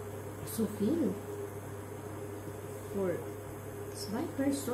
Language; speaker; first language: English; non-native, learner; Filipino